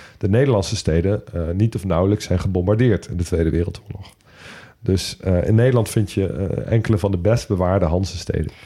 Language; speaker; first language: Dutch; native; Dutch